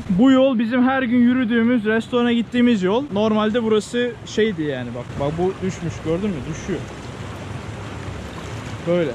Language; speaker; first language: Turkish; native; Turkish